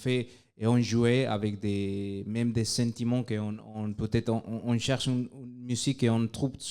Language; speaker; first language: French; non-native, fluent; Spanish